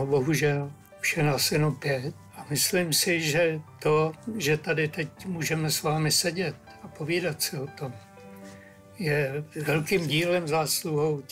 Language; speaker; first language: Czech; native; Czech